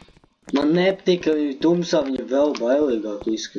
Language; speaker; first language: Latvian; native; Latvian